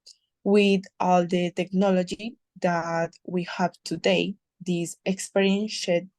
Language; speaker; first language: English; non-native, learner; Spanish